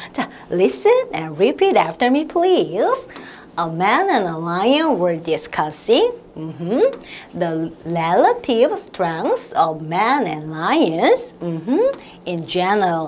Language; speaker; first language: English; non-native, fluent; Korean